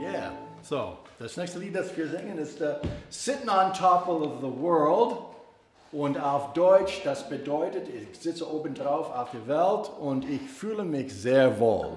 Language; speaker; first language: German; non-native, learner; English